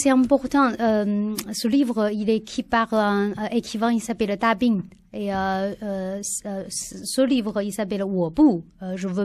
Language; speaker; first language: French; non-native, learner; Chinese